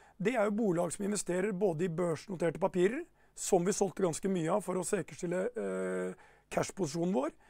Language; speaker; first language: Norwegian; native; Norwegian